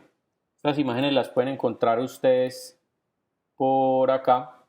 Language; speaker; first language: Spanish; native; Spanish